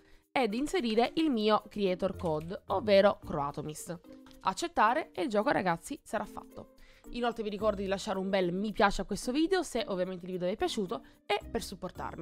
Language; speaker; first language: Italian; native; Italian